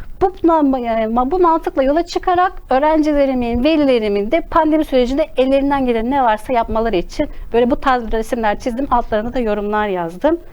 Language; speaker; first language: Turkish; native; Turkish